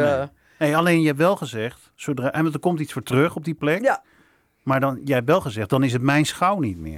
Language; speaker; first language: Dutch; native; Dutch